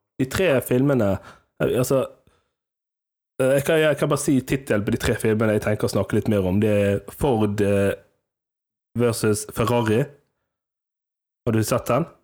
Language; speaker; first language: Norwegian; native; Norwegian